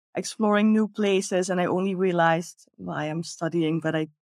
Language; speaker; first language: English; non-native, fluent; Dutch